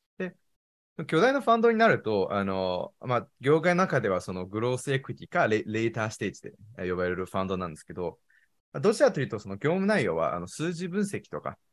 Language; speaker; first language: Japanese; non-native, fluent; Chinese